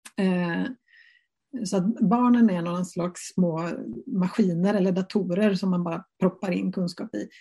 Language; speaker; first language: Swedish; native; Swedish